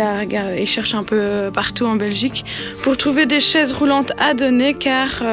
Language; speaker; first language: French; native; French